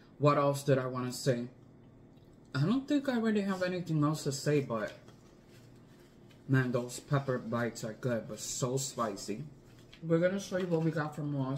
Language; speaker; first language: English; native; English